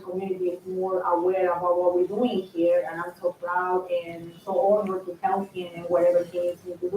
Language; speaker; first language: English; non-native, local second language; Spanish